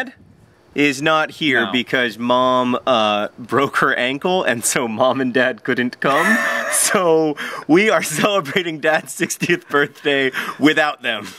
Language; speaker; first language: English; native; English